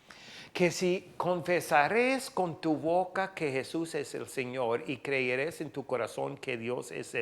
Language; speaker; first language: Spanish; non-native, fluent; English